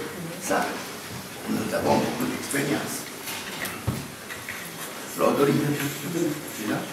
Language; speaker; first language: French; non-native, learner; Japanese